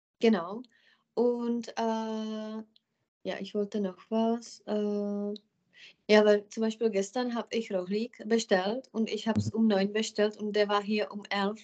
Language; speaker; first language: German; non-native, fluent; Czech